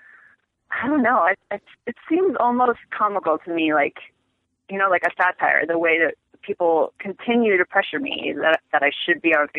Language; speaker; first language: English; native; English